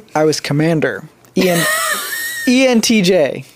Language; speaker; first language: English; native; English